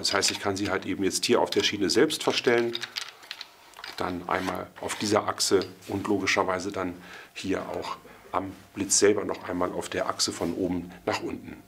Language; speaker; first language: German; native; German